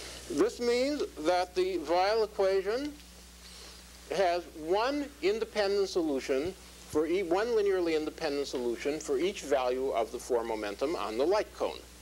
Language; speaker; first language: English; native; English